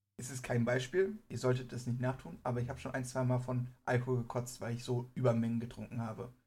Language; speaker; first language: German; early bilingual, other home language; Persian